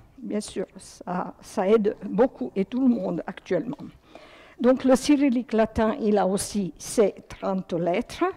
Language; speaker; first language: French; early bilingual, other home language; Croatian